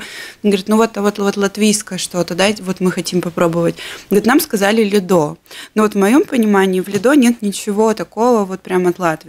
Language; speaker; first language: Russian; native; Russian